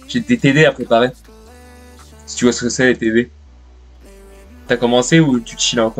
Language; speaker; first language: French; native; French